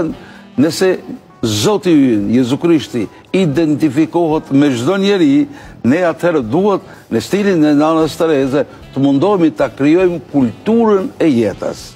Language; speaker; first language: Albanian; native; Albanian